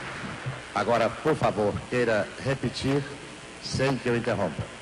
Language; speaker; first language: Portuguese; native; Portuguese